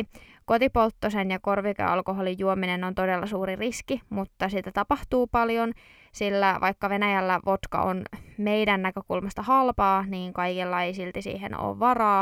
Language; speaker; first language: Finnish; native; Finnish